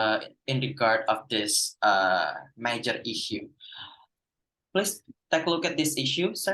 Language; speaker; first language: English; non-native, fluent; Indonesian